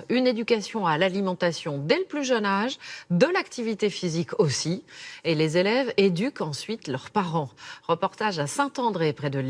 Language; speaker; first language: French; native; French